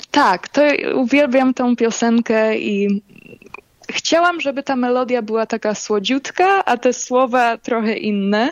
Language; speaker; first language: Polish; early bilingual, heritage; Polish